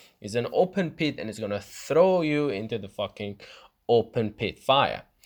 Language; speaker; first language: English; non-native, fluent; Persian